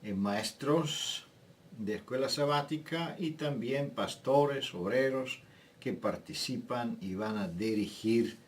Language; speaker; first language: Spanish; non-native, fluent; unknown